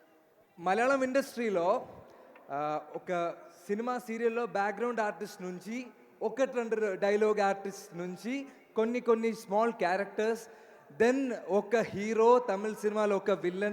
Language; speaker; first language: Telugu; non-native, learner; Malayalam